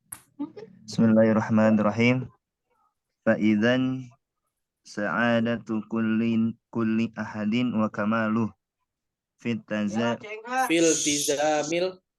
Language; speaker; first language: Arabic; non-native, learner; Indonesian